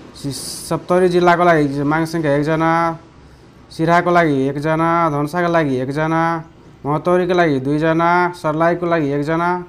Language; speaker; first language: Nepali; non-native, local second language; Maithili